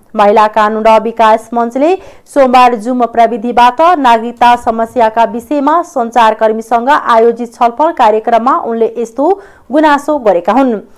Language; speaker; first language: Nepali; non-native, local second language; Maithili